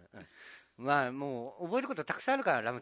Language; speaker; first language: Japanese; native; Japanese